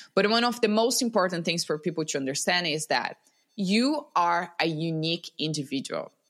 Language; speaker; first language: English; non-native, fluent; Portuguese